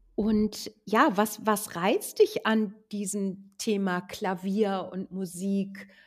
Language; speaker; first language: German; native; German